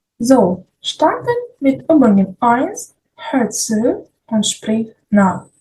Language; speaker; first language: German; non-native, fluent; Ukrainian